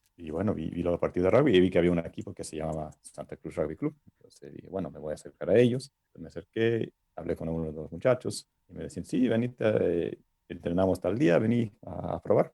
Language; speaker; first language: Spanish; non-native, fluent; English